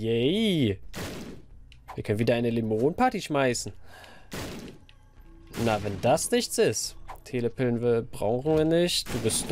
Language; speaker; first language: German; native; German